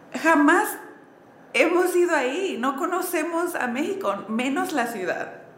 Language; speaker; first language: Spanish; early bilingual, heritage; Spanish